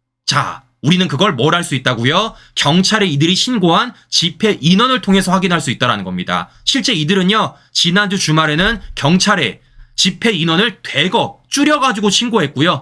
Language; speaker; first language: Korean; native; Korean